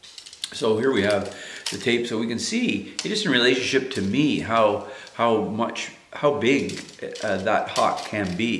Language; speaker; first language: English; native; English